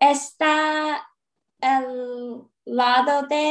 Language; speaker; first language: Spanish; non-native, learner; English